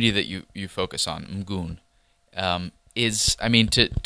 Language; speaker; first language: English; native; English